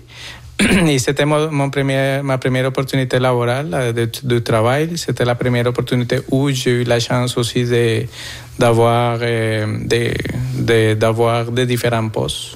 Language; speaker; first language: French; non-native, fluent; Spanish